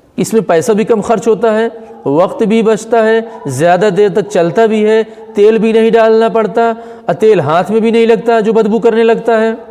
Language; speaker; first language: Urdu; native; Urdu